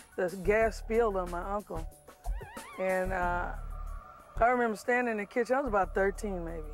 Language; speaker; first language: English; native; English